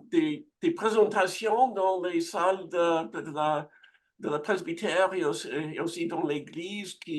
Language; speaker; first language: French; non-native, fluent; English